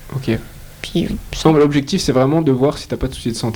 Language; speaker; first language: French; native; French